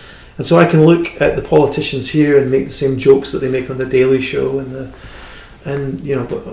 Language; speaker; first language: English; native; English